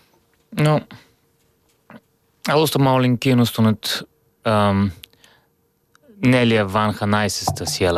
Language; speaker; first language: Finnish; non-native, learner; Bulgarian